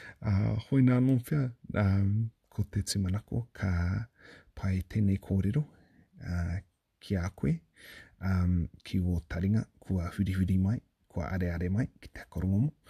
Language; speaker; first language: Māori; native; Māori